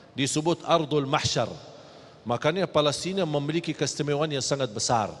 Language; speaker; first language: Malay; non-native, fluent; Arabic